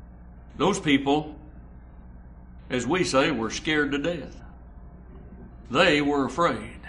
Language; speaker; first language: English; native; English